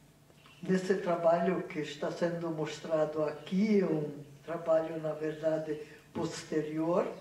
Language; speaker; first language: Portuguese; non-native, fluent; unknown